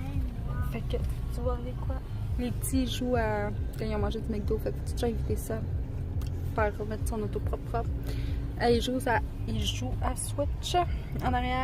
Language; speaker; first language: French; native; French